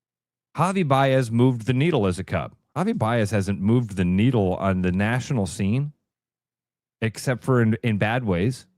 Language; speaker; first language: English; native; English